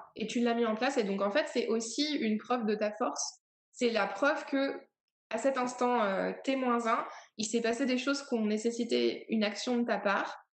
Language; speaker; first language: French; native; French